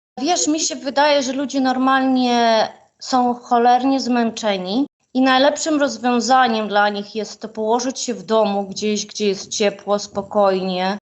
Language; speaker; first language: Polish; non-native, fluent; Ukrainian